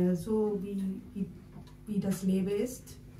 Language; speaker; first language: German; non-native, learner; Spanish